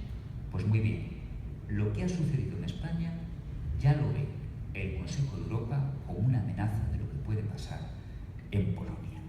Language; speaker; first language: Spanish; native; Spanish